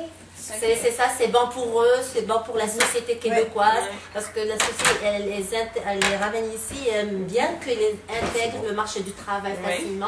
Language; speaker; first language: French; non-native, local second language; Arabic